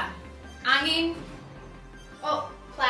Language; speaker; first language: Indonesian; non-native, learner; English